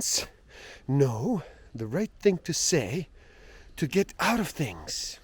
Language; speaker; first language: English; native; English